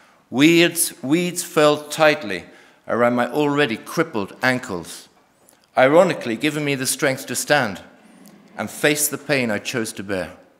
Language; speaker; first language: English; native; English